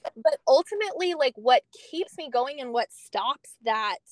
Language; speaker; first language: English; native; English